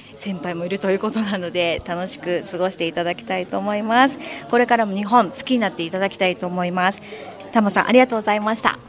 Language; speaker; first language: Japanese; native; Japanese